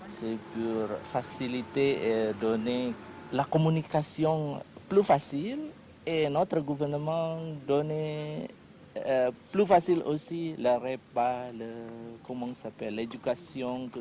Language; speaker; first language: French; non-native, learner; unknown